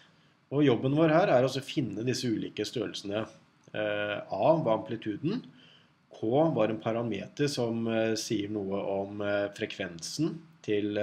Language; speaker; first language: Norwegian; native; Norwegian